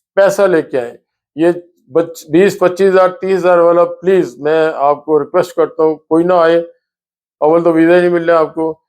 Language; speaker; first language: Urdu; non-native, local second language; Punjabi